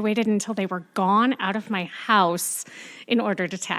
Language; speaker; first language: English; native; English